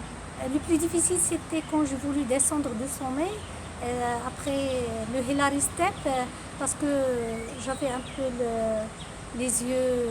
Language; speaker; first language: French; non-native, local second language; Arabic